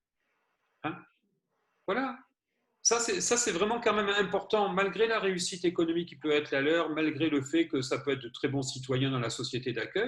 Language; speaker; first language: French; native; French